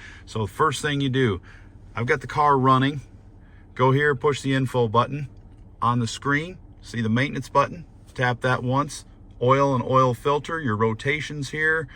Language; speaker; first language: English; native; English